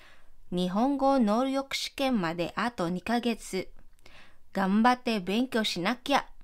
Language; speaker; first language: Japanese; non-native, fluent; Filipino